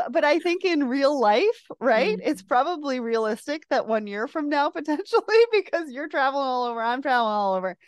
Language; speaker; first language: English; native; English